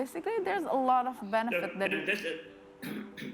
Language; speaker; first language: English; non-native, fluent; Indonesian